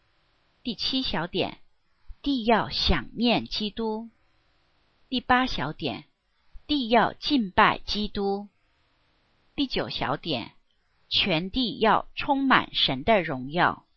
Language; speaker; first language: Chinese; native; Chinese